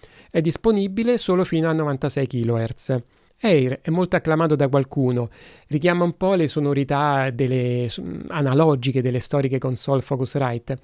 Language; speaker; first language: Italian; native; Italian